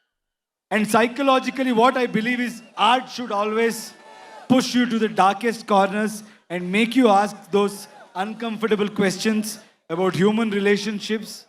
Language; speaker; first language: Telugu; non-native, learner; Kannada